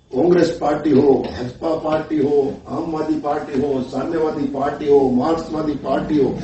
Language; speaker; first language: Hindi; non-native, local second language; Gujarati